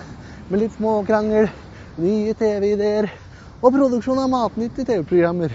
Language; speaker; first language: Norwegian; native; Norwegian